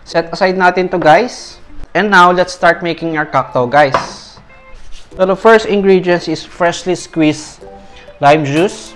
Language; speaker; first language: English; non-native, local second language; Filipino